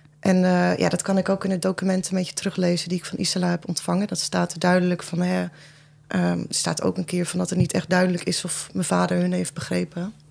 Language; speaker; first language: Dutch; early bilingual, other home language; Persian